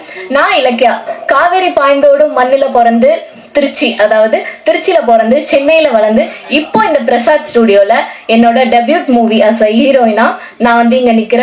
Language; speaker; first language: Tamil; native; Tamil